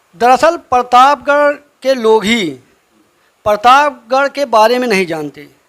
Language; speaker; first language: Urdu; native; Urdu